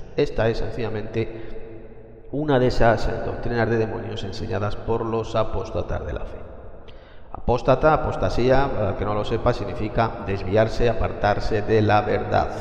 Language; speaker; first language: Spanish; native; Spanish